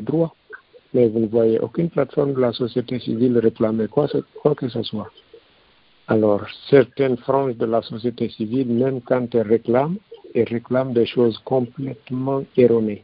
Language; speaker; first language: French; non-native, local second language; Fula